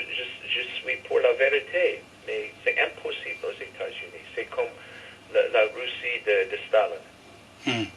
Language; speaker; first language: French; non-native, fluent; English